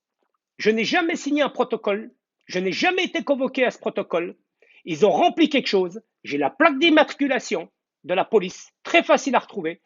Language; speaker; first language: French; native; French